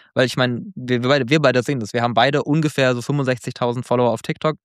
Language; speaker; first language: German; native; German